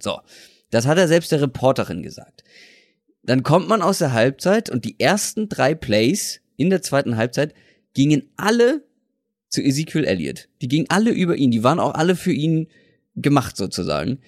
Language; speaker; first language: German; native; German